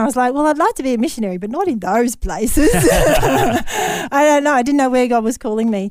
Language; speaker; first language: English; native; English